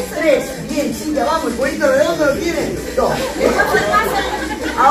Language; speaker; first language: Spanish; native; Spanish